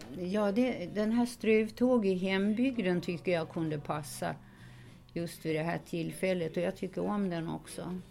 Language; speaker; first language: Swedish; native; Swedish